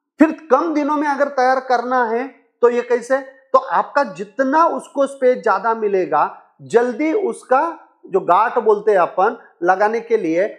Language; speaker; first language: Hindi; non-native, local second language; Marathi